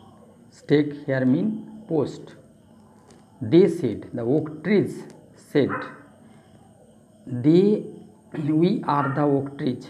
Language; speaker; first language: English; non-native, local second language; Bangla